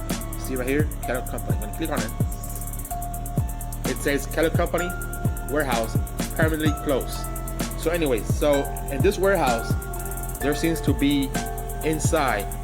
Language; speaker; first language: English; native; English